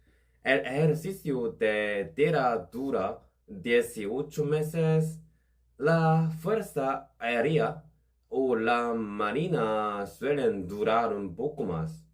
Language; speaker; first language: Spanish; non-native, learner; Korean